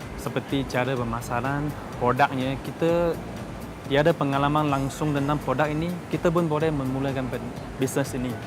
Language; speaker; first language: Malay; non-native, local second language; Chinese